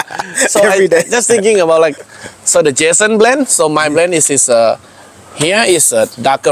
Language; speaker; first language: English; non-native, learner; Thai